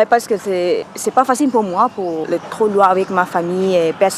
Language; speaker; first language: French; non-native, learner; Thai